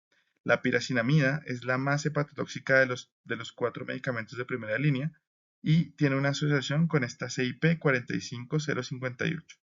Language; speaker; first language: Spanish; native; Spanish